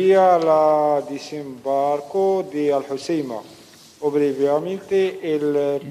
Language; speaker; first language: Spanish; non-native, learner; Riffian